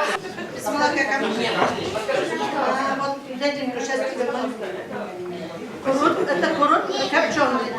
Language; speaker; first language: Russian; non-native, local second language; Bashkir